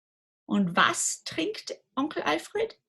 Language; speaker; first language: German; non-native, fluent; English